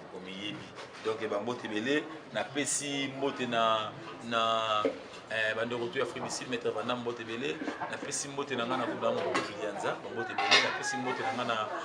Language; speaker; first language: Lingala; non-native, local second language; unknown